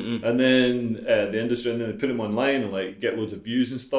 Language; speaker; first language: English; native; English